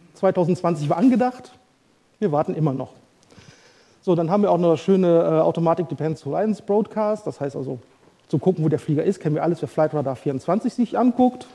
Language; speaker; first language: German; native; German